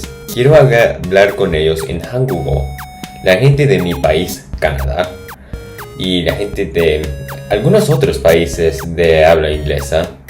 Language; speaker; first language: Spanish; non-native, fluent; English